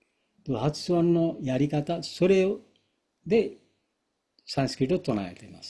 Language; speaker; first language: Japanese; non-native, fluent; Bangla